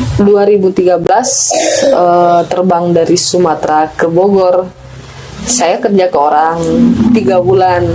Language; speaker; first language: Indonesian; non-native, local second language; Batak Toba